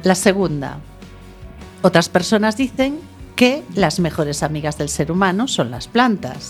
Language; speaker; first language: Spanish; native; Spanish